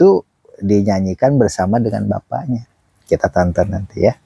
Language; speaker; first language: Indonesian; native; Indonesian